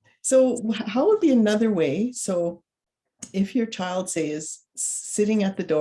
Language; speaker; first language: English; native; English